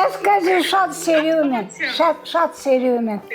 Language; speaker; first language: Armenian; non-native, learner; Russian